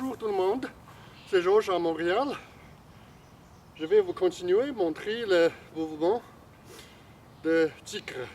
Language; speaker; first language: French; non-native, fluent; Chinese